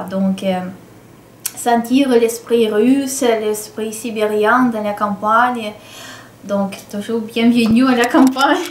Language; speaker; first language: French; non-native, fluent; Russian